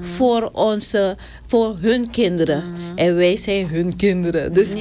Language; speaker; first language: Dutch; non-native, local second language; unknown